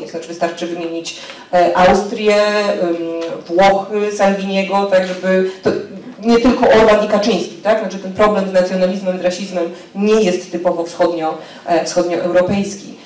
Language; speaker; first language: Polish; native; Polish